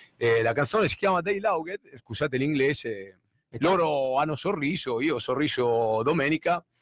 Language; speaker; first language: Italian; native; Italian